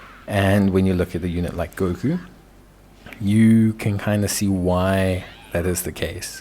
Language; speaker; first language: English; native; English